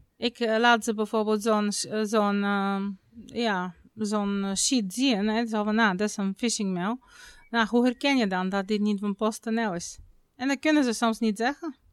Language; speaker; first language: Dutch; non-native, fluent; Bulgarian